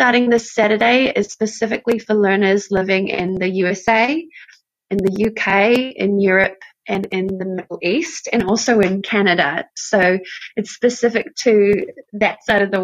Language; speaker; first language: English; native; English